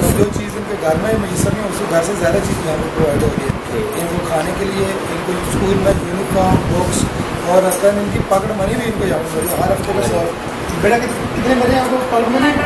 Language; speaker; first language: Urdu; non-native, local second language; Pahari-Potwari